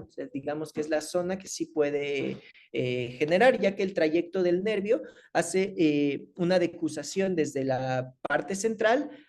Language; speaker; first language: Spanish; native; Spanish